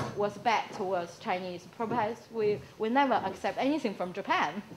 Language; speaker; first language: English; non-native, fluent; Chinese